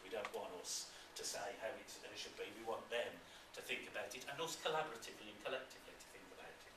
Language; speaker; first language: English; native; English